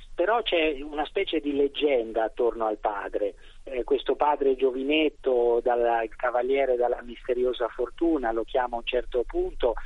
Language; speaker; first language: Italian; native; Italian